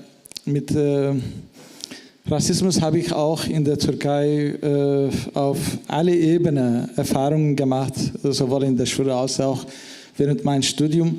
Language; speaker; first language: German; non-native, fluent; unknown